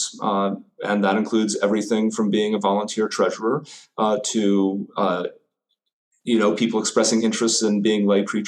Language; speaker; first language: English; native; English